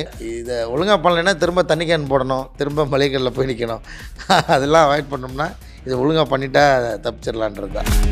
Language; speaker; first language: Tamil; native; Tamil